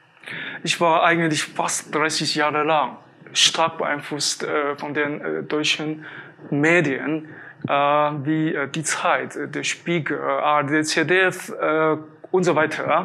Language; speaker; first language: German; non-native, fluent; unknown